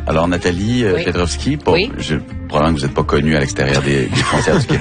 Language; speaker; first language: French; native; French